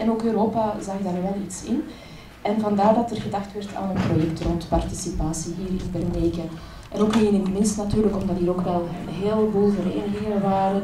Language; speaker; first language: Dutch; native; Dutch